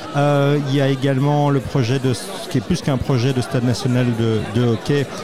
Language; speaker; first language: French; native; French